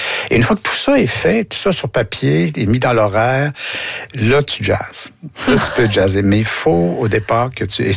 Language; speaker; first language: French; native; French